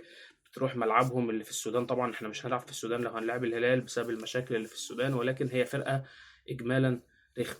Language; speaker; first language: Arabic; native; Arabic